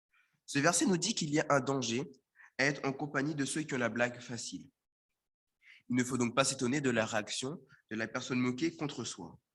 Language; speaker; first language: French; native; French